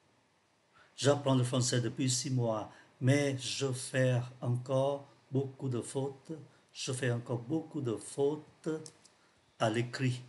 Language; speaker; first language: French; non-native, fluent; Vietnamese